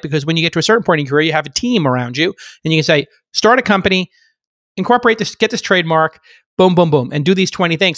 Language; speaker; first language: English; native; English